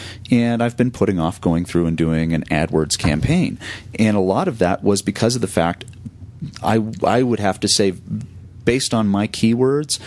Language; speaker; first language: English; native; English